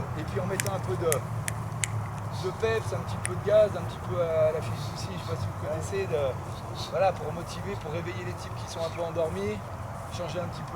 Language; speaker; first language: French; native; French